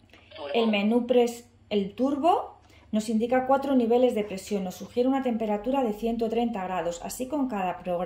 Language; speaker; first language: Spanish; native; Spanish